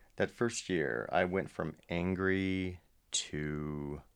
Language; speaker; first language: English; native; English